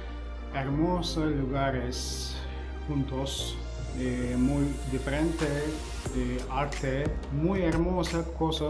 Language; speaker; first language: Spanish; non-native, learner; Turkish